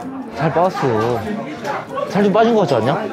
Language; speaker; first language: Korean; native; Korean